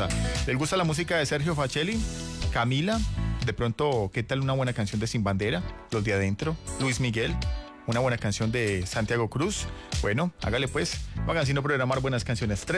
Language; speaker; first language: Spanish; native; Spanish